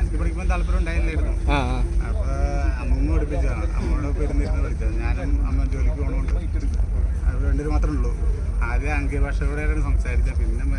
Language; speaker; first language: Malayalam; non-native, learner; Nepali